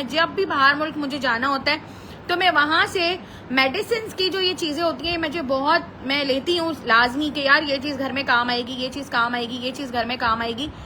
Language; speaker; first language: Hindi; native; Hindi